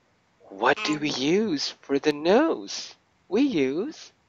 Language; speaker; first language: English; non-native, fluent; Russian